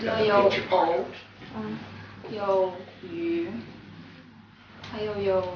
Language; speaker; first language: Chinese; non-native, learner; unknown